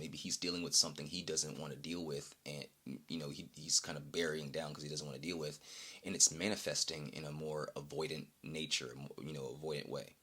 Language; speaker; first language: English; native; English